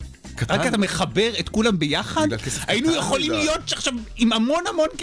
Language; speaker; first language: Hebrew; native; Hebrew